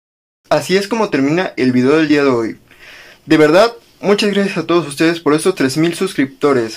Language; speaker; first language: Spanish; native; Spanish